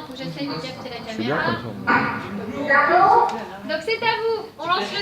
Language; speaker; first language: French; native; French